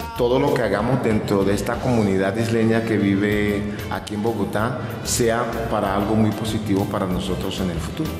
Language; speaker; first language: Spanish; non-native, local second language; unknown